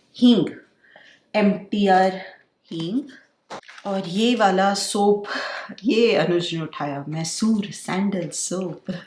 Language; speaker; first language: Hindi; non-native, local second language; Bangla